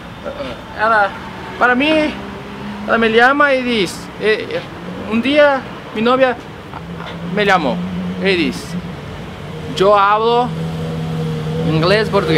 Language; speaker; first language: Spanish; non-native, learner; Portuguese